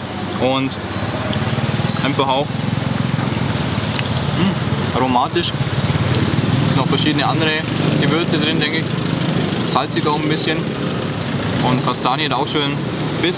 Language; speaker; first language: German; native; German